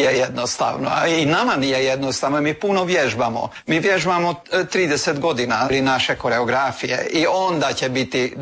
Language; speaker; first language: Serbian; early bilingual, heritage; Serbian